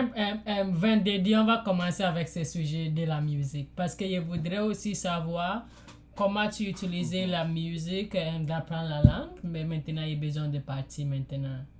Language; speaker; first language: French; non-native, learner; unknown